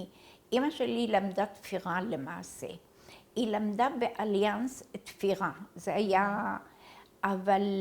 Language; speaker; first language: Hebrew; early bilingual, other home language; Arabic